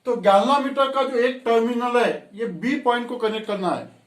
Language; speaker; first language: Hindi; non-native, local second language; Marathi